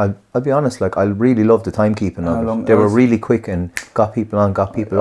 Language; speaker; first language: English; native; English